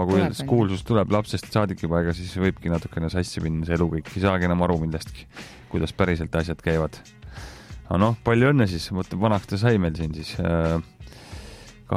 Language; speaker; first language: Estonian; native; Estonian